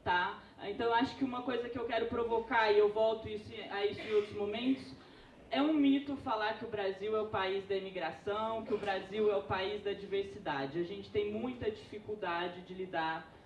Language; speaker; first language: Portuguese; native; Portuguese